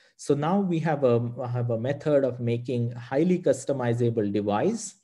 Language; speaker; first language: English; non-native, local second language; Marathi